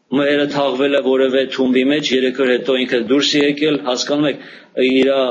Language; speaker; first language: Armenian; early bilingual, heritage; Armenian